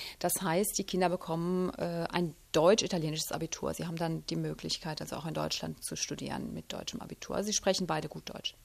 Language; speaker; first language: German; native; German